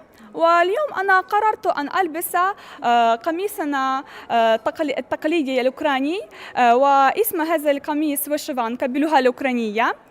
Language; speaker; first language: Arabic; non-native, fluent; Ukrainian